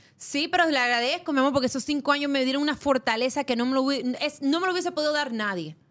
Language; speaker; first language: Spanish; early bilingual, heritage; Spanish